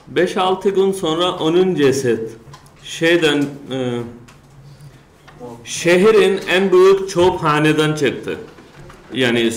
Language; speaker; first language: Turkish; non-native, learner; Urdu